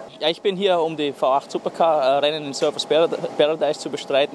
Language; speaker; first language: German; native; German